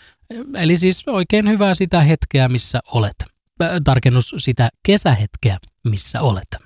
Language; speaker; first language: Finnish; native; Finnish